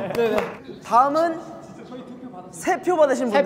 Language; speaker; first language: Korean; native; Korean